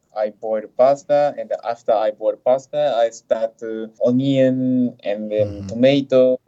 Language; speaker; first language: English; non-native, fluent; Japanese